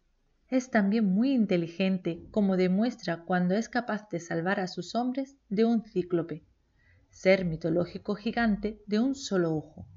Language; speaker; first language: Spanish; native; Spanish